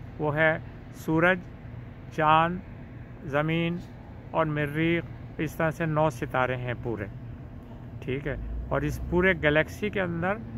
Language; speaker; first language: Urdu; native; Urdu